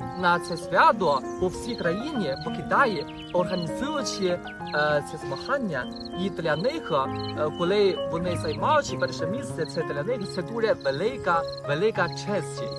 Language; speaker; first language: Ukrainian; non-native, fluent; Chinese